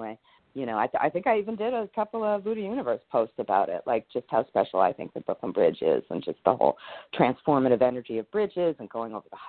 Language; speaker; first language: English; native; English